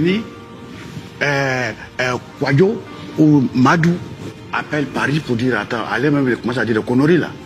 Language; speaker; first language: French; non-native, local second language; Dyula